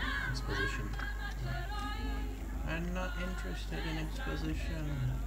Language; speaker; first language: English; non-native, learner; French